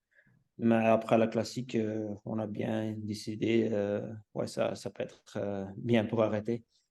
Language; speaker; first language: French; non-native, local second language; Dutch